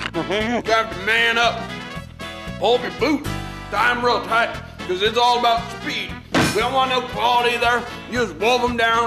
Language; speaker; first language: English; native; English